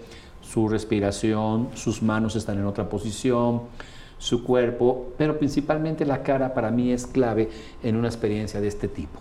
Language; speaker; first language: Spanish; native; Spanish